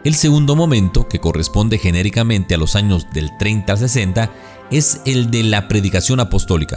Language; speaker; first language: Spanish; native; Spanish